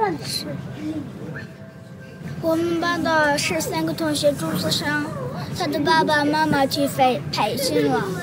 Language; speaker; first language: Chinese; non-native, local second language; Uyghur